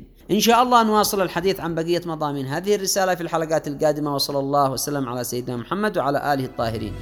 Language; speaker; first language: Arabic; native; Arabic